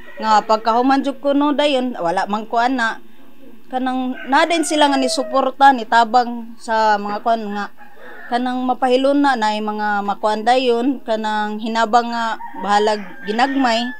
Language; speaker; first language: Cebuano; native; Cebuano